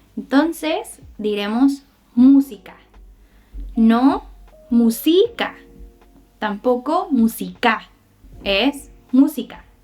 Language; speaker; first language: Spanish; native; Spanish